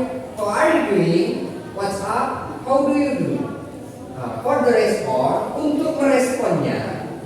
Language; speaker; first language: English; non-native, fluent; Indonesian